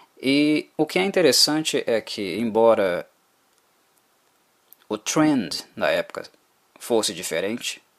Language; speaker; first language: Portuguese; native; Portuguese